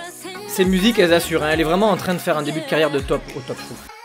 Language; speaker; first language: French; native; French